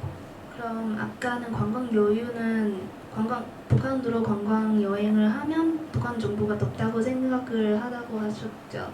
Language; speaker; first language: Korean; non-native, fluent; Cantonese